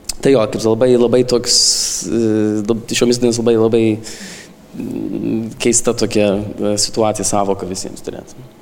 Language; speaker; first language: Lithuanian; early bilingual, heritage; Lithuanian